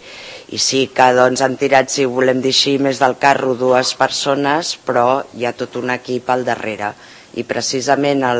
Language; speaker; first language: Catalan; native; Catalan